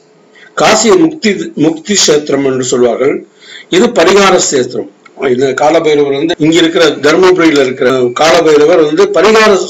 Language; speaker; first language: Tamil; native; Tamil